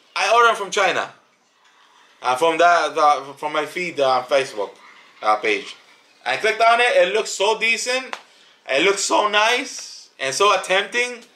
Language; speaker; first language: English; native; English